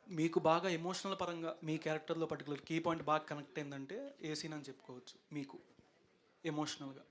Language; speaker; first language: Telugu; native; Telugu